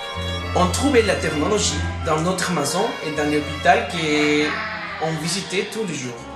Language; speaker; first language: French; non-native, learner; Spanish